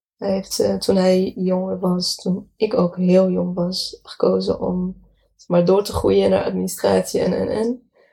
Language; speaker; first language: Dutch; non-native, fluent; Arabic